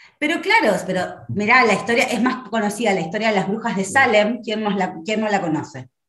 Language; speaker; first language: Spanish; native; Spanish